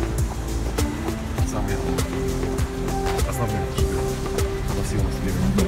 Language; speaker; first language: Russian; native; Russian